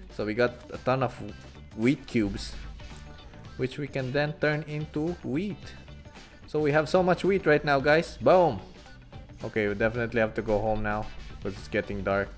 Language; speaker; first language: English; non-native, local second language; Filipino